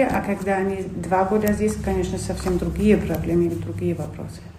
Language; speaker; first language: Russian; non-native, fluent; German